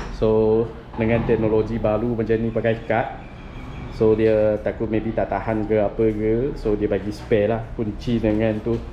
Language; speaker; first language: Malay; native; Malay